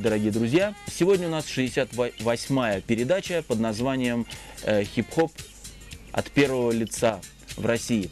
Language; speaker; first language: Russian; native; Russian